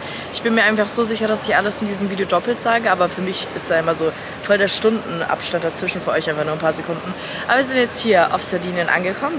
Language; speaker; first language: German; native; German